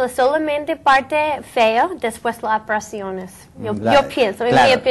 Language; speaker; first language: Spanish; non-native, learner; English